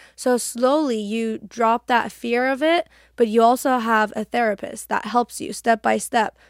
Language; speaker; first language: English; non-native, fluent; Persian